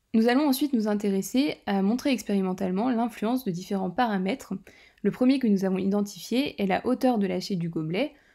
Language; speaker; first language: French; native; French